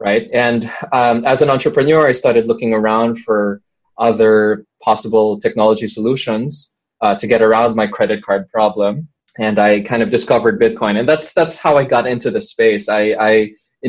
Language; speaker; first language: English; non-native, local second language; Filipino